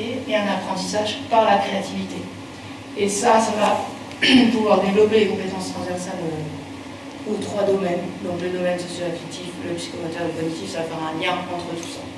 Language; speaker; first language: French; native; French